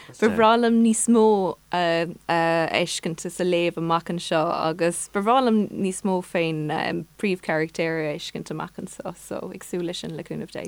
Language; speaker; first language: Irish; native; Irish